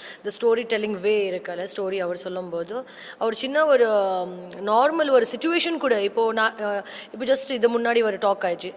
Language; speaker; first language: Tamil; non-native, learner; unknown